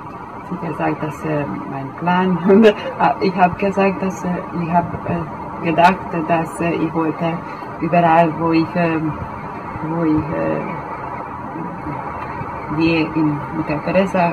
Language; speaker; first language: German; non-native, learner; Hungarian